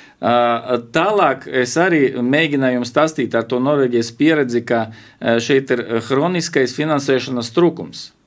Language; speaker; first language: Latvian; non-native, local second language; Russian